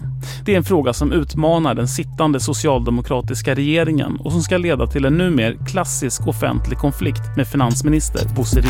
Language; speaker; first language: Swedish; native; Swedish